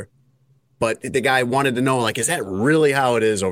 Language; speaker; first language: English; native; English